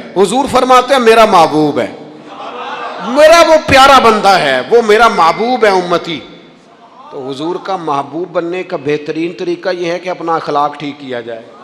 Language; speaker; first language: Urdu; non-native, local second language; Punjabi